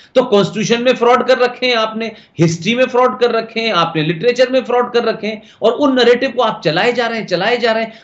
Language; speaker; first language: Hindi; native; Hindi